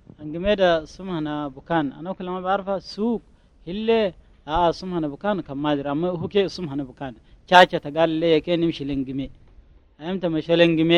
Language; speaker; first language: Arabic; native; Arabic